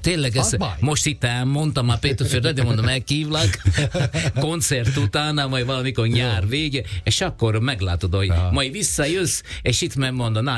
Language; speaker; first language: Hungarian; non-native, fluent; Italian